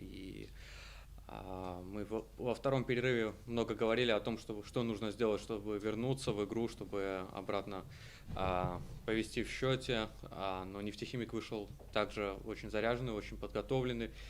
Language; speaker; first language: Russian; native; Russian